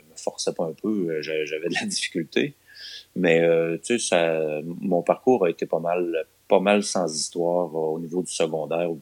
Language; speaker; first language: French; native; French